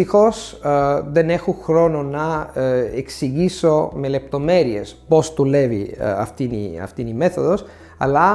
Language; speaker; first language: Greek; non-native, fluent; Italian